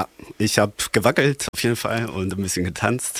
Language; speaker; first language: German; non-native, fluent; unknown